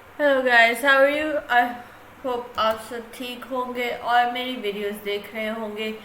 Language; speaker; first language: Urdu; native; Urdu